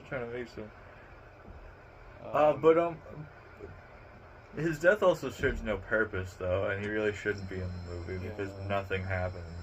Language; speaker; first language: English; native; English